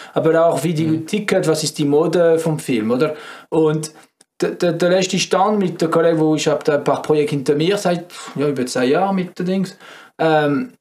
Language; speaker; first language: German; non-native, fluent; French